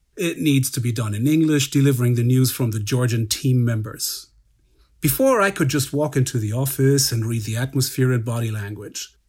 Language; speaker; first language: English; non-native, fluent; German